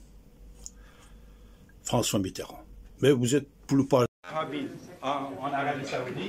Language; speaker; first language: French; non-native, fluent; Persian